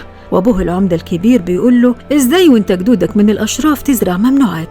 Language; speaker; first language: Arabic; native; Arabic